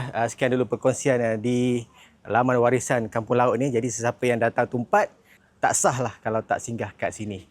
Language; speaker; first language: Malay; native; Malay